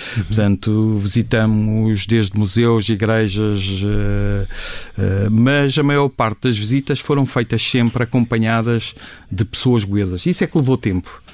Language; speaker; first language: Portuguese; native; Portuguese